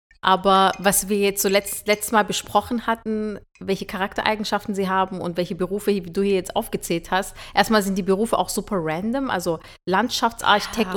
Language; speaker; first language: German; early bilingual, other home language; Turkish